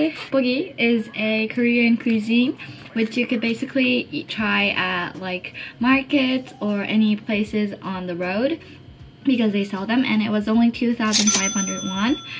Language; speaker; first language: English; early bilingual, other home language; Japanese